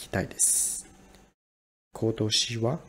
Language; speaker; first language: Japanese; non-native, fluent; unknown